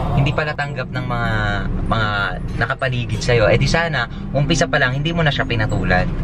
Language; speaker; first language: Filipino; native; Filipino